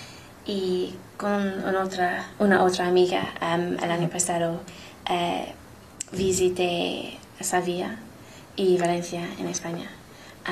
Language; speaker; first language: Spanish; non-native, learner; English